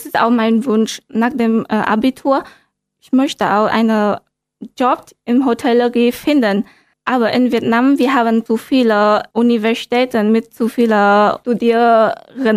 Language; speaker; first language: German; non-native, learner; Vietnamese